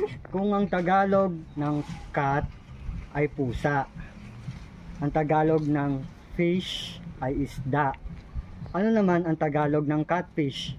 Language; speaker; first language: Filipino; native; Filipino